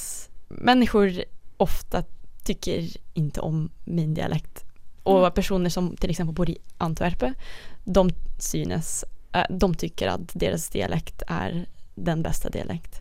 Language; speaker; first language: Swedish; non-native, learner; Dutch